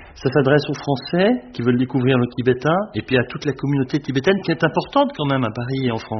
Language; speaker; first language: French; native; French